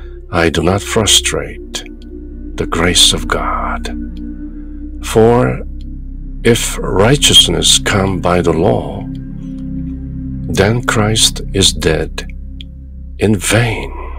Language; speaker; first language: English; non-native, fluent; Korean